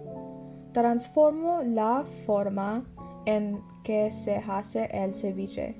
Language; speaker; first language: Spanish; non-native, learner; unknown